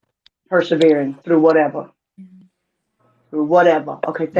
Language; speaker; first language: English; native; English